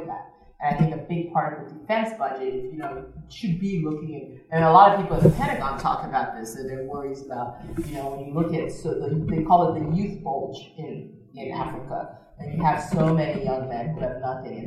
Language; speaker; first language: English; native; English